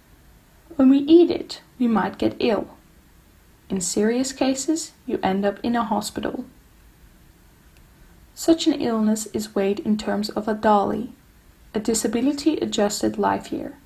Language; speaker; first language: English; non-native, fluent; Dutch